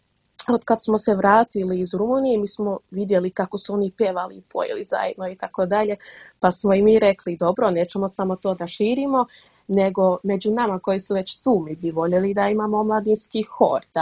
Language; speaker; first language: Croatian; early bilingual, heritage; Dutch